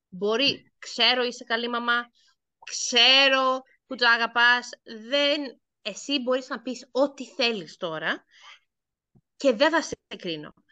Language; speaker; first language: Greek; native; Greek